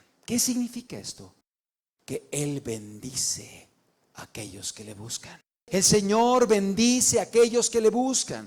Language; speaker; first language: Spanish; native; Spanish